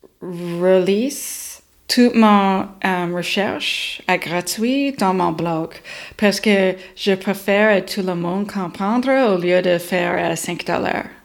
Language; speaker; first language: French; non-native, learner; English